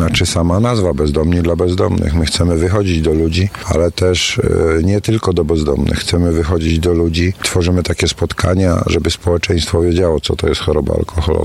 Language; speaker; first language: Polish; native; Polish